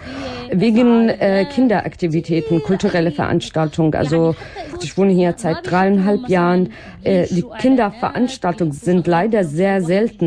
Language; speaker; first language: German; non-native, learner; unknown